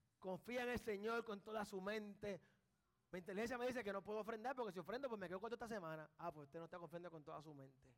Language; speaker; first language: Spanish; early bilingual, heritage; Spanish